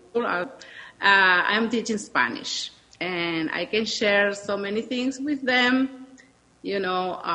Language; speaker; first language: English; non-native, learner; Spanish